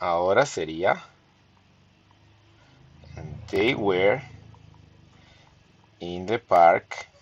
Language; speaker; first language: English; non-native, fluent; Spanish